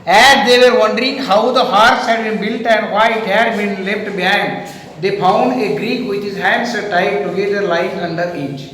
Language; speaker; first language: English; non-native, local second language; Marathi